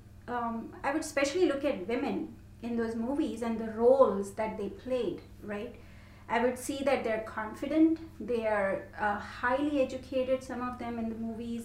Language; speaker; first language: English; non-native, local second language; Hindi